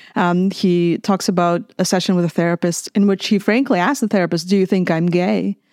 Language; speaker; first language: English; non-native, fluent; Russian